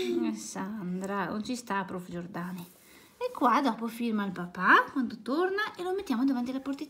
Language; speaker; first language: Italian; native; Italian